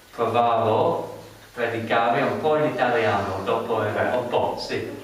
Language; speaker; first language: Italian; non-native, learner; English